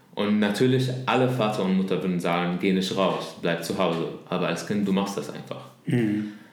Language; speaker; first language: German; non-native, learner; Arabic